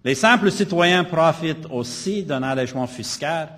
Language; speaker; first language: French; non-native, local second language; English